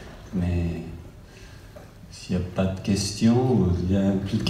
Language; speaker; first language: French; non-native, fluent; English